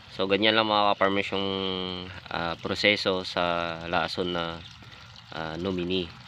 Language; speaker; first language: Filipino; non-native, local second language; Hiligaynon